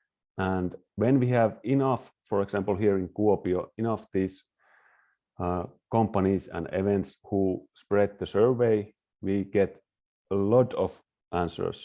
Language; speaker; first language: English; non-native, fluent; Finnish